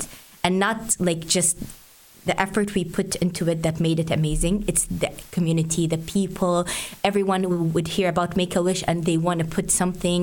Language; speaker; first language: English; non-native, fluent; Arabic